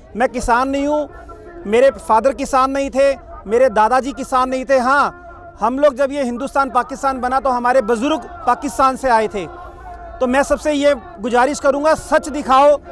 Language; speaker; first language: Hindi; non-native, local second language; Punjabi